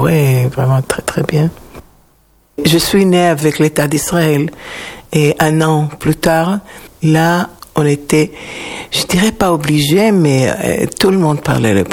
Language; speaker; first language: French; non-native, fluent; Hebrew